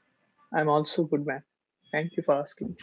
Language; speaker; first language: English; non-native, learner; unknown